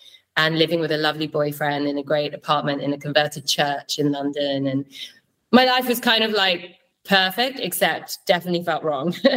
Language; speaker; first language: English; native; English